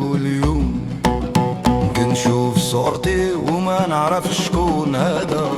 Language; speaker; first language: Arabic; native; Arabic